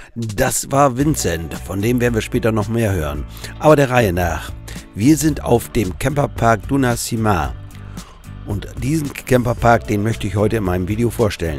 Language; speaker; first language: German; native; German